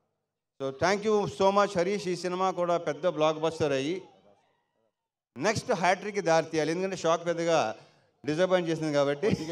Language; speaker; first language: Telugu; native; Telugu